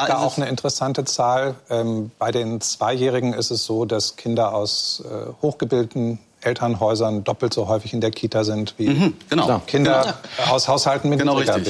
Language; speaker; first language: German; native; German